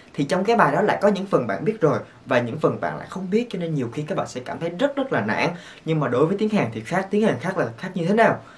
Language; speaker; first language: Vietnamese; native; Vietnamese